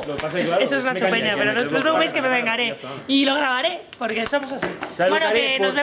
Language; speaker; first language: Spanish; native; Spanish